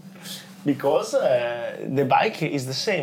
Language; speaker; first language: English; non-native, learner; Italian